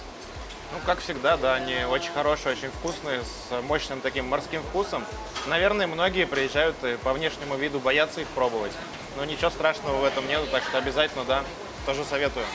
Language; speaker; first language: Russian; native; Russian